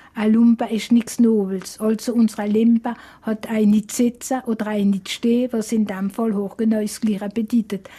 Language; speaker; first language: German; non-native, local second language; Swiss German